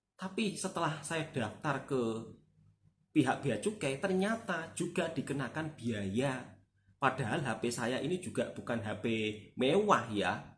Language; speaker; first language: Indonesian; native; Indonesian